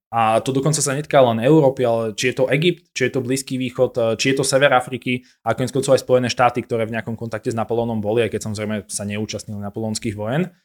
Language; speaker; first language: Slovak; native; Slovak